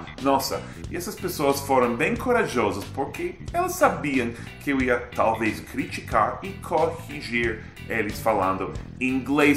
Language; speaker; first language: Portuguese; non-native, fluent; English